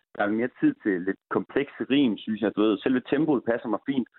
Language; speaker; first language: Danish; native; Danish